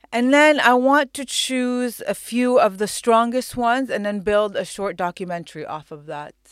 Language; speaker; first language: English; non-native, fluent; Arabic